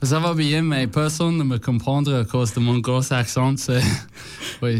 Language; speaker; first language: French; non-native, learner; English